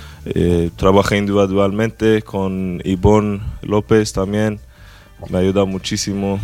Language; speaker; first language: Spanish; non-native, fluent; Swedish